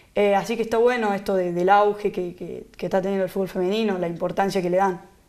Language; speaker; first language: Spanish; native; Spanish